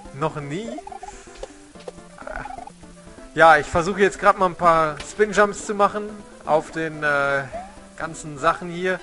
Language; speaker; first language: German; native; German